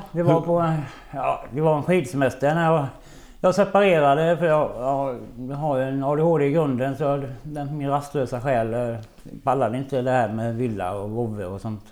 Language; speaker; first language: Swedish; native; Swedish